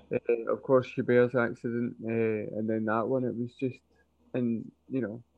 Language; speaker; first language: English; native; English